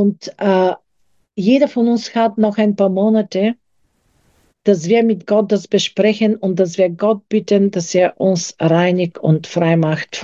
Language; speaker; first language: German; non-native, fluent; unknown